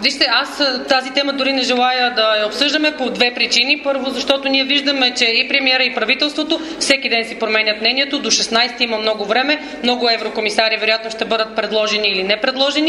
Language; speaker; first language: Bulgarian; native; Bulgarian